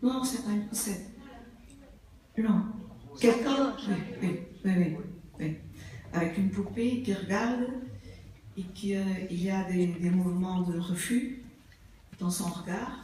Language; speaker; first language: French; non-native, fluent; Portuguese